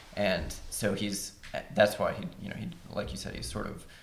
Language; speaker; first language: English; native; English